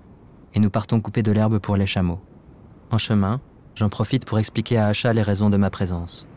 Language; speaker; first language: French; native; French